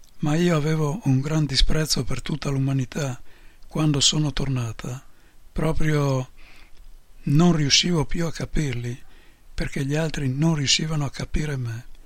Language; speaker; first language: Italian; native; Italian